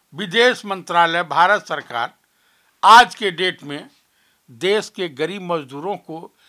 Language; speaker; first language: Hindi; native; Hindi